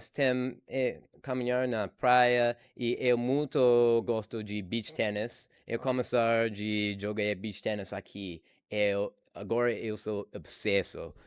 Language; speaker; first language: Portuguese; non-native, learner; English